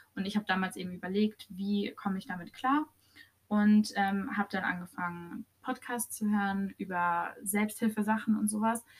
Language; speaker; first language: German; early bilingual, other home language; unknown